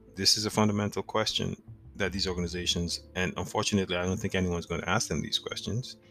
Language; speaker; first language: English; non-native, local second language; Yoruba